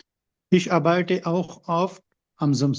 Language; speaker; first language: German; non-native, learner; Hindi